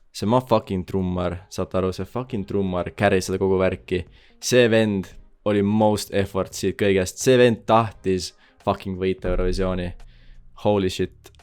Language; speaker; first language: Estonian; native; Estonian